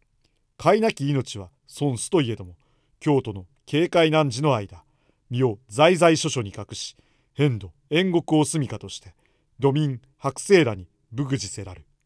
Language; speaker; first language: Japanese; native; Japanese